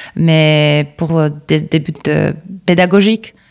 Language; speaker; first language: French; non-native, fluent; Polish